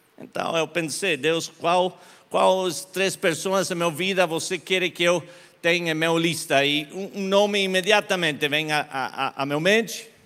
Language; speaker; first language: Portuguese; non-native, learner; Spanish